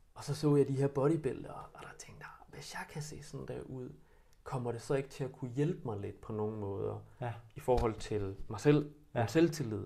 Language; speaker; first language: Danish; early bilingual, other home language; Bosnian